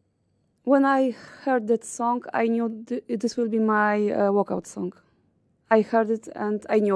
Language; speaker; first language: English; non-native, learner; Polish